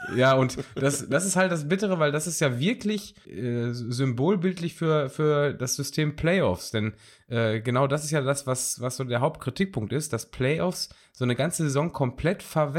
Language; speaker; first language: German; native; German